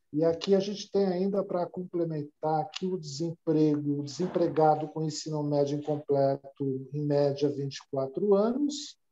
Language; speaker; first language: Portuguese; native; Portuguese